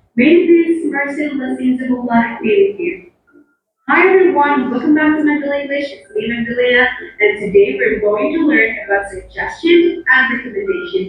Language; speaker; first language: English; non-native, fluent; Indonesian